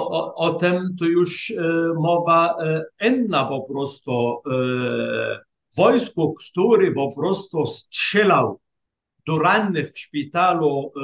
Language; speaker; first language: Polish; non-native, fluent; Arabic